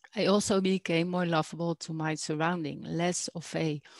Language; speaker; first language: English; non-native, fluent; Dutch